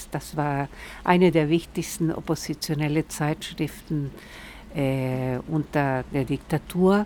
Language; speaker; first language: German; non-native, fluent; Spanish